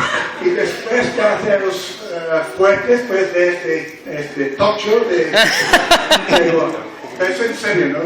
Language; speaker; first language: Spanish; non-native, fluent; English